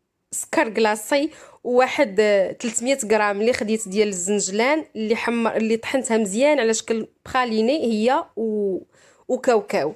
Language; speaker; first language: Arabic; native; Arabic